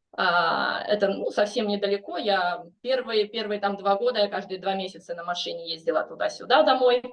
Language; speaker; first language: Russian; native; Russian